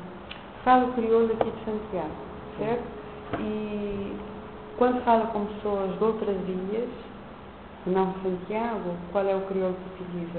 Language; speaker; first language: Portuguese; non-native, local second language; Kabuverdianu